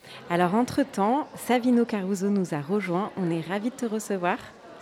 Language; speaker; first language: French; native; French